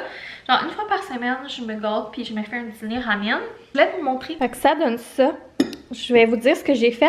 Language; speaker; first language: French; native; French